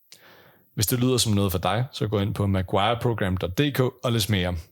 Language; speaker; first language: Danish; native; Danish